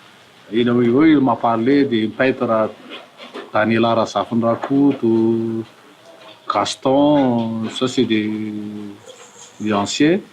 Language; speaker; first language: French; non-native, local second language; Malagasy